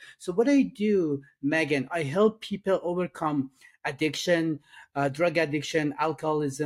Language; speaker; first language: English; non-native, fluent; Persian